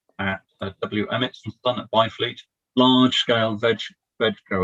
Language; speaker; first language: English; native; English